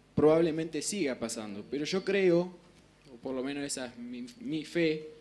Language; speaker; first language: Spanish; native; Spanish